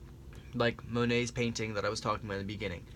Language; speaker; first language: English; native; English